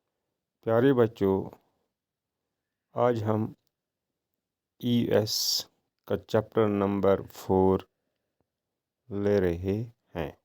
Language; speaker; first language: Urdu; non-native, local second language; Kashmiri